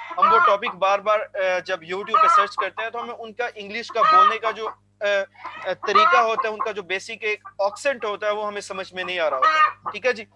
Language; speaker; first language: Urdu; non-native, local second language; Punjabi